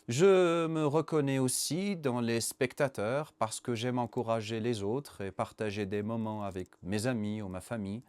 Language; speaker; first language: French; non-native, learner; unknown